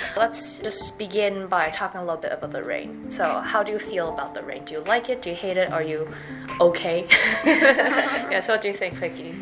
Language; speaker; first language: English; native; English